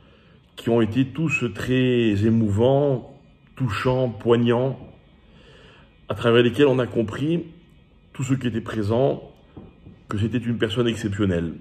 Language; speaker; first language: French; native; French